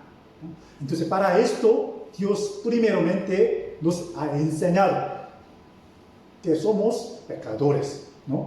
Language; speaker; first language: Spanish; non-native, fluent; Korean